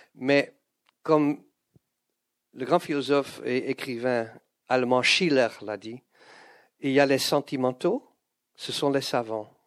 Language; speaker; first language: French; non-native, fluent; Dutch